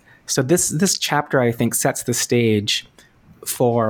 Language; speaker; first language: English; non-native, local second language; Filipino